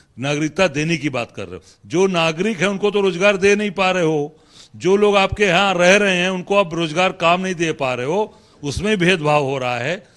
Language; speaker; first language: Hindi; native; Hindi